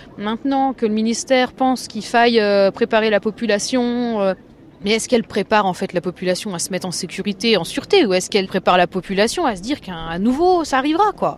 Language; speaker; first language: French; native; French